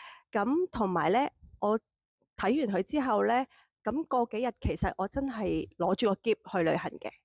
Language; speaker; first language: Cantonese; native; Cantonese